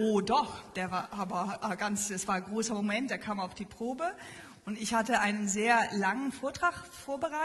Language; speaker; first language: German; native; German